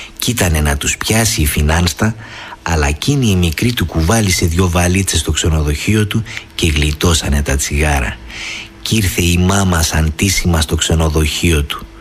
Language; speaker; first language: Greek; native; Greek